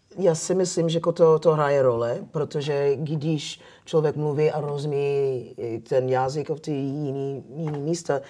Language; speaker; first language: Czech; non-native, fluent; English